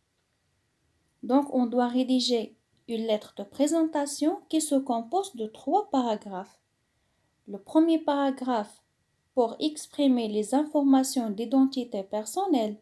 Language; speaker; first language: French; non-native, local second language; Arabic